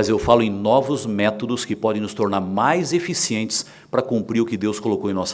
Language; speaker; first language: Portuguese; native; Portuguese